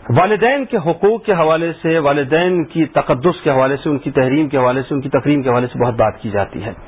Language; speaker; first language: Urdu; native; Urdu